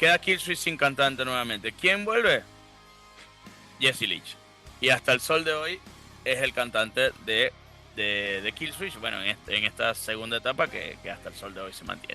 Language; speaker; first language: Spanish; native; Spanish